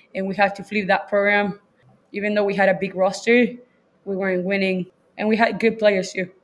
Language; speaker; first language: English; non-native, fluent; Spanish